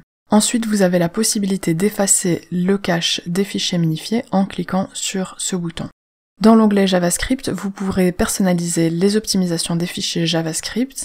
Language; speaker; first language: French; native; French